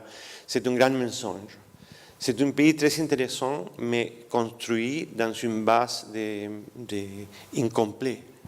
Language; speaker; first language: French; non-native, fluent; Spanish